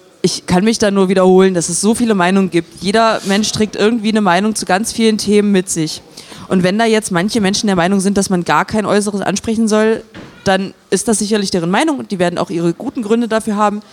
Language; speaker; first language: German; native; German